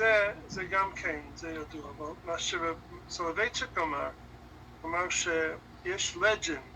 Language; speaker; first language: Hebrew; non-native, fluent; English